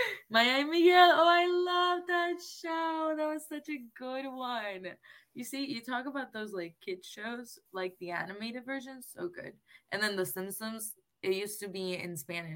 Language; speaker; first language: English; non-native, local second language; Spanish